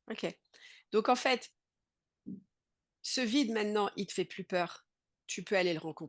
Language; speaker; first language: French; native; French